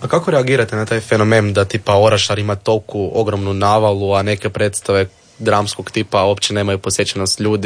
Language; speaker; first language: Serbian; native; Serbian